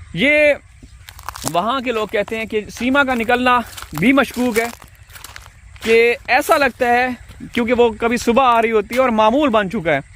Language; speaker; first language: Urdu; native; Urdu